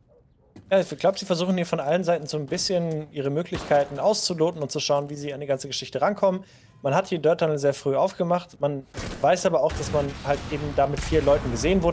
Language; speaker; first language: German; native; German